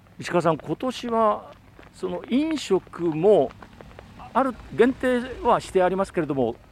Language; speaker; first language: Japanese; native; Japanese